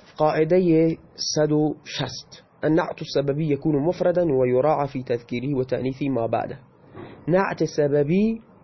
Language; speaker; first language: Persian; non-native, local second language; Baluchi